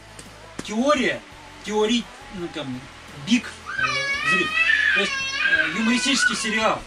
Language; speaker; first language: Russian; native; Russian